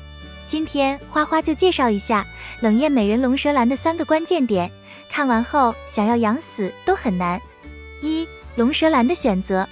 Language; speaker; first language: Chinese; native; Chinese